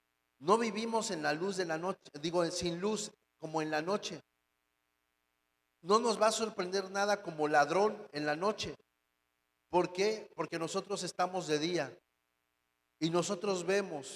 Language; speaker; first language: Spanish; native; Spanish